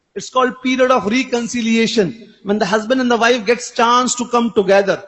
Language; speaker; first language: English; non-native, local second language; Urdu